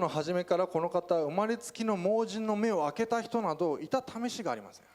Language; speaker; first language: Japanese; native; Japanese